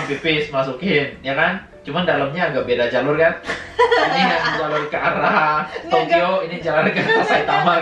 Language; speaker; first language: Indonesian; native; Indonesian